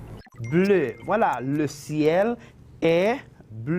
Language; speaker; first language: French; non-native, fluent; Spanish